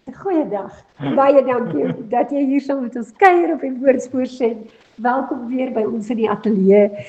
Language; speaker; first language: Afrikaans; native; Afrikaans